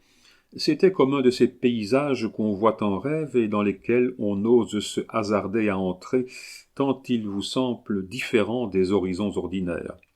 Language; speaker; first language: French; native; French